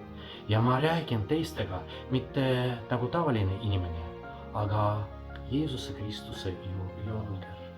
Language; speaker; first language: Estonian; non-native, fluent; Russian